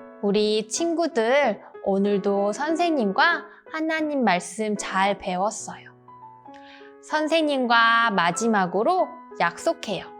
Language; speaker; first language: Korean; native; Korean